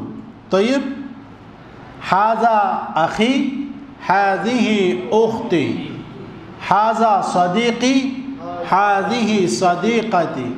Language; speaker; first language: Arabic; non-native, fluent; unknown